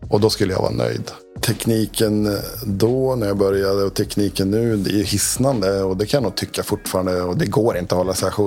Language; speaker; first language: Swedish; native; Swedish